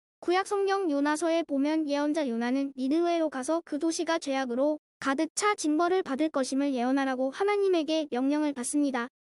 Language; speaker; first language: Korean; native; Korean